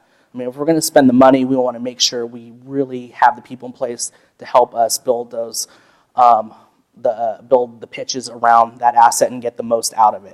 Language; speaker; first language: English; native; English